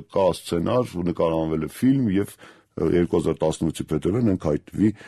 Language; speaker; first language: Armenian; native; Armenian